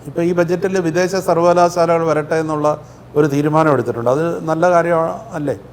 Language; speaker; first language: Malayalam; native; Malayalam